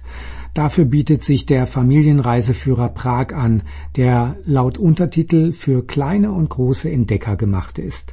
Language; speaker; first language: German; native; German